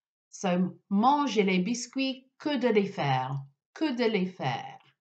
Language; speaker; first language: English; native; English